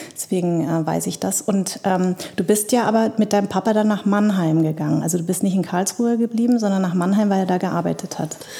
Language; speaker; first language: German; early bilingual, other home language; Vietnamese